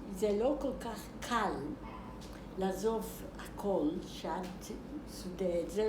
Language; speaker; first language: Hebrew; non-native, fluent; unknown